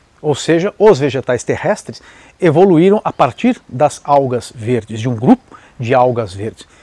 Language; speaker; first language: Portuguese; native; Portuguese